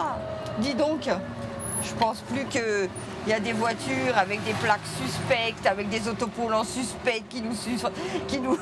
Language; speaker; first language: French; native; French